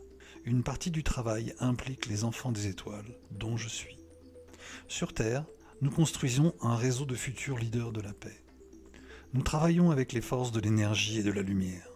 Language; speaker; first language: French; native; French